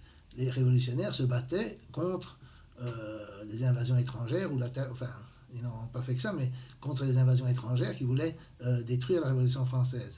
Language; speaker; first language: French; native; French